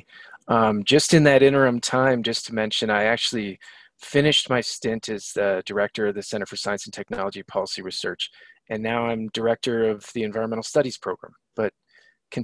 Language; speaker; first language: English; native; English